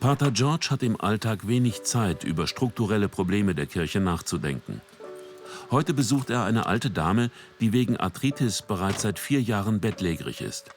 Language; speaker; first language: German; native; German